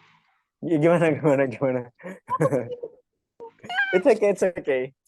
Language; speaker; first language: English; non-native, fluent; Indonesian